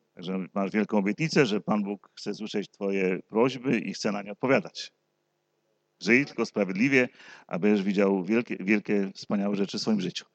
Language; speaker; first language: Polish; native; Polish